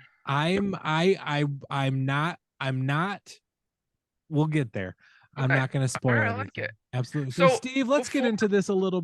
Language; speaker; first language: English; native; English